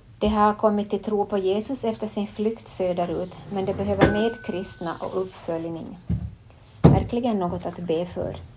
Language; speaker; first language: Swedish; native; Swedish